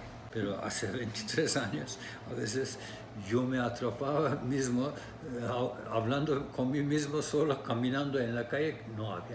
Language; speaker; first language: Spanish; non-native, fluent; Turkish